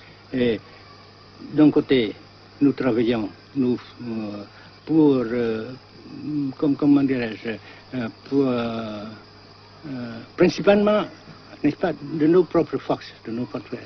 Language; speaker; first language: French; non-native, local second language; Vietnamese